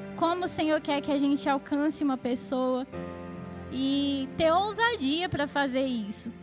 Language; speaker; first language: Portuguese; native; Portuguese